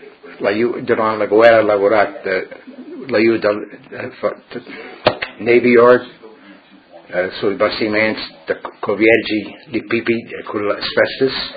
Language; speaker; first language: Italian; early bilingual, heritage; Friulian